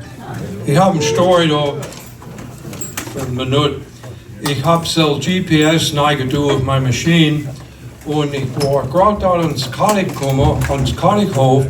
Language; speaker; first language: German; early bilingual, heritage; English